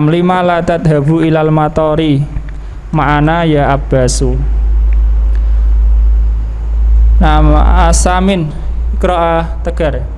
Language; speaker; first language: Arabic; non-native, fluent; Indonesian